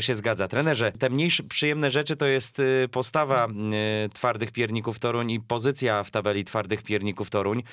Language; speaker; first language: Polish; native; Polish